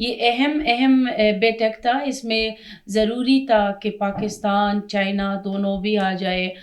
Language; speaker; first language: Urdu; non-native, fluent; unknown